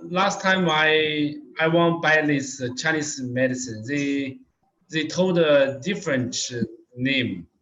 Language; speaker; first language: English; non-native, learner; Chinese